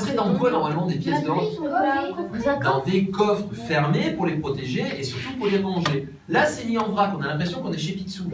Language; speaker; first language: French; native; French